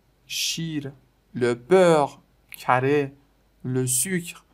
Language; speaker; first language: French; non-native, fluent; Persian